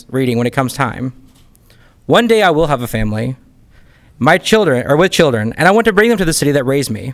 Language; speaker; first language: English; native; English